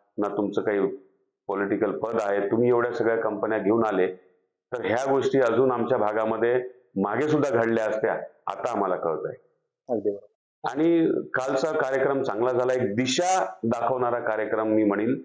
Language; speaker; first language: Marathi; native; Marathi